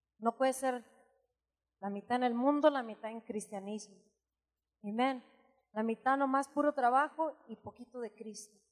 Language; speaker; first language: Spanish; early bilingual, heritage; Spanish